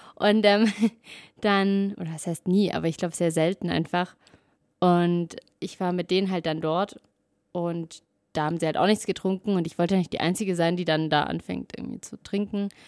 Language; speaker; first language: German; native; German